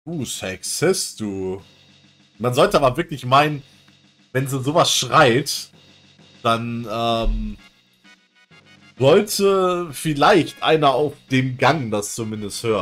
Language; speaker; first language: German; native; German